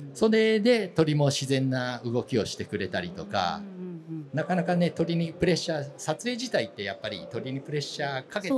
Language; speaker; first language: Japanese; native; Japanese